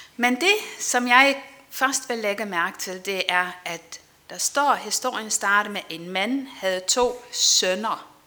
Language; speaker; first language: Danish; non-native, fluent; Dutch